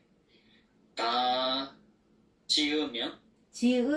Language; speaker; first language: Korean; non-native, learner; Chinese